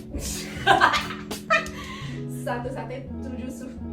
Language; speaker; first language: Indonesian; non-native, fluent; English